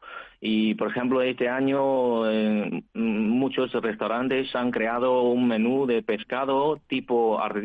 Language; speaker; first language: Spanish; non-native, fluent; Chinese